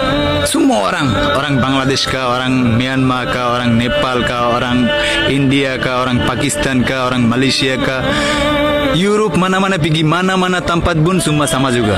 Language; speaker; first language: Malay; non-native, learner; Bangla